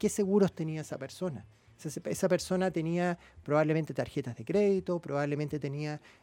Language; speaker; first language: Spanish; native; Spanish